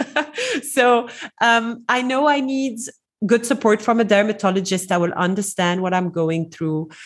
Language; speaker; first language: English; non-native, fluent; French